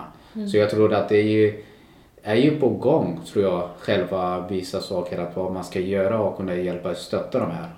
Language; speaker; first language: Swedish; non-native, local second language; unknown